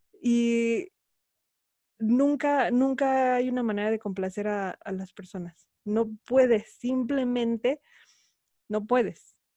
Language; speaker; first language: Spanish; native; Spanish